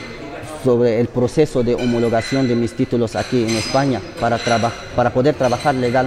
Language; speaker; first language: Spanish; non-native, fluent; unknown